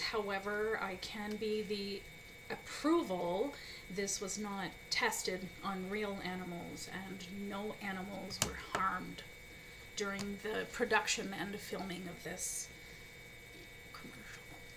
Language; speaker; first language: English; native; English